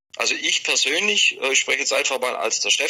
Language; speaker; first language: German; native; German